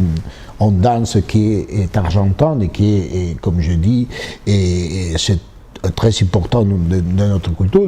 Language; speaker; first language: French; non-native, fluent; Spanish